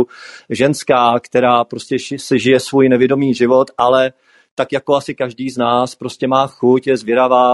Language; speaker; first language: Czech; native; Czech